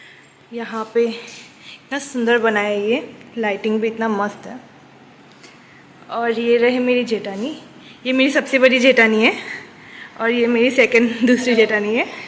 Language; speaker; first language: Hindi; native; Hindi